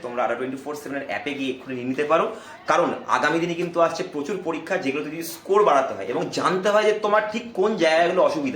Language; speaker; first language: Bangla; native; Bangla